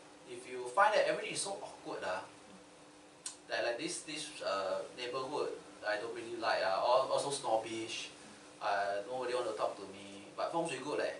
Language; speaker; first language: English; non-native, local second language; Chinese